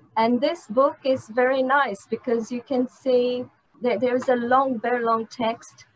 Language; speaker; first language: English; non-native, fluent; Portuguese